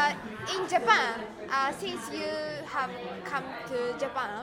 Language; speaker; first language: English; non-native, learner; Japanese